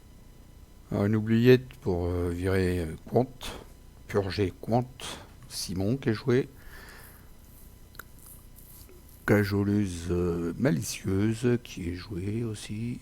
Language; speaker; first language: French; native; French